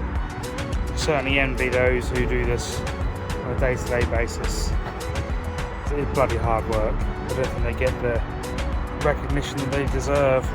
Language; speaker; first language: English; native; English